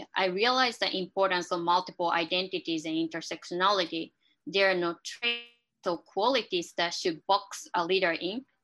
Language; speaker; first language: English; non-native, fluent; Japanese